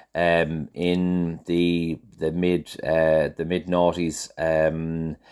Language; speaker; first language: English; native; English